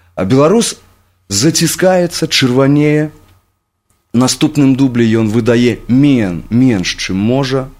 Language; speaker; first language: Belarusian; non-native, local second language; Russian